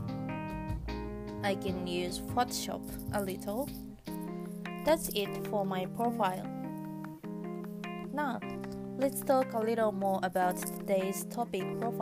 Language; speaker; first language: English; non-native, fluent; Japanese